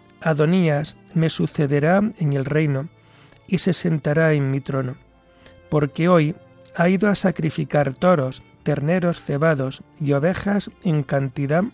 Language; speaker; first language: Spanish; native; Spanish